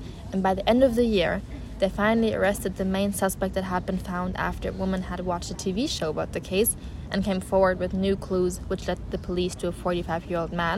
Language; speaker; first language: English; non-native, fluent; German